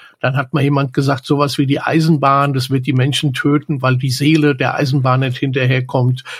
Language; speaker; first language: German; native; German